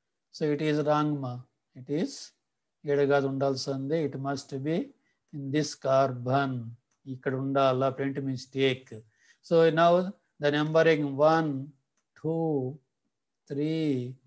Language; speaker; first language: English; non-native, local second language; Telugu